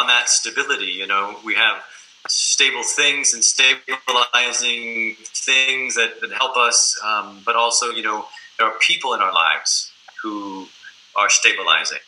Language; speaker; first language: English; native; English